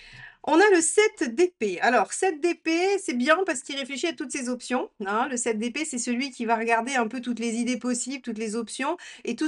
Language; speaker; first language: French; native; French